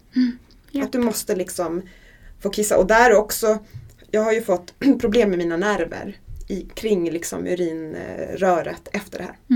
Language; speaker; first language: Swedish; native; Swedish